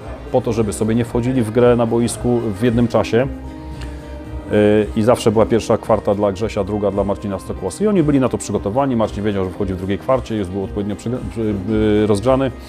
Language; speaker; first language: Polish; native; Polish